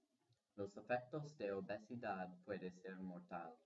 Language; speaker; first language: Spanish; non-native, learner; English